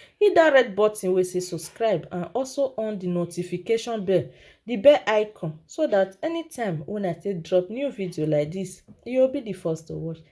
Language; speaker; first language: Nigerian Pidgin; non-native, local second language; Yoruba